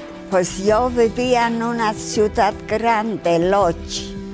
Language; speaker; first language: Spanish; non-native, fluent; Yiddish